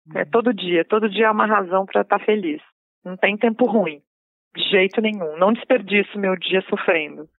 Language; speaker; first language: Portuguese; native; Portuguese